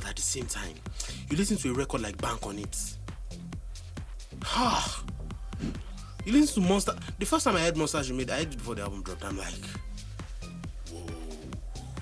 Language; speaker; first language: English; non-native, local second language; Yoruba